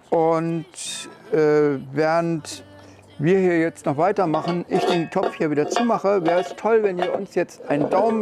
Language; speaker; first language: German; native; German